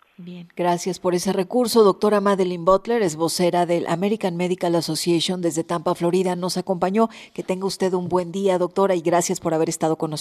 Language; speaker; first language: Spanish; native; Spanish